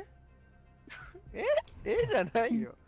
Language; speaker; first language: Japanese; native; Japanese